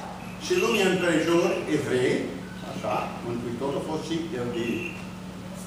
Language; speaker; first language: Romanian; early bilingual, heritage; Romanian